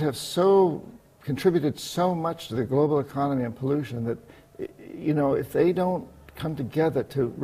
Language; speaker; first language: English; native; English